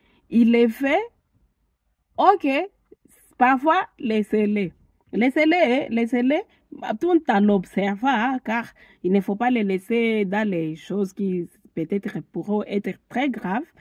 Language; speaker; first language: French; non-native, local second language; Swahili